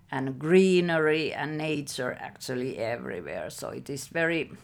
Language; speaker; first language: English; non-native, fluent; Finnish